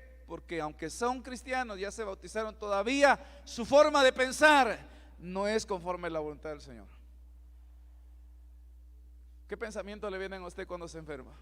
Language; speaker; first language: Spanish; native; Spanish